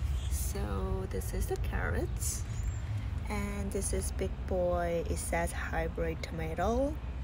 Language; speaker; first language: English; non-native, fluent; Chinese